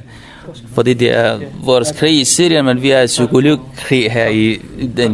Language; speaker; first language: Danish; non-native, learner; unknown